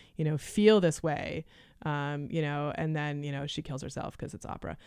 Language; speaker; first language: English; early bilingual, other home language; Lithuanian